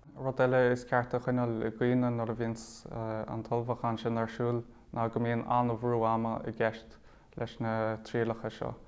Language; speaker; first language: Irish; native; Irish